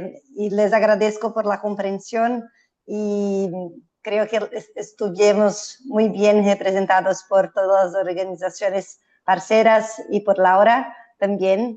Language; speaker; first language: Spanish; non-native, fluent; Portuguese